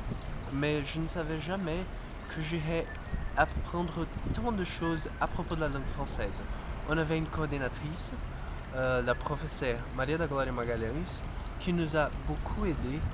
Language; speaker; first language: French; non-native, fluent; Portuguese